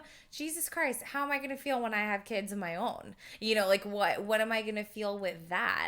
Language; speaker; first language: English; native; English